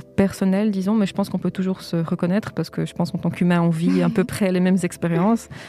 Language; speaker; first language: French; early bilingual, other home language; Portuguese